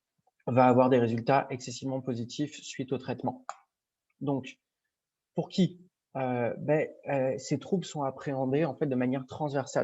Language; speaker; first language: French; native; French